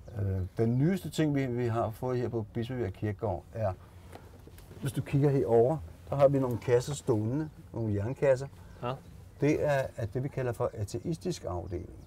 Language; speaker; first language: Danish; native; Danish